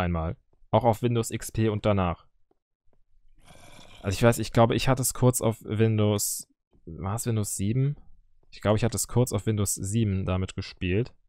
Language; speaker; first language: German; native; German